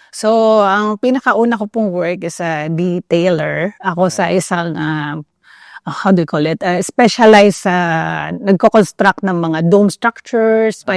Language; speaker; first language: Filipino; native; Filipino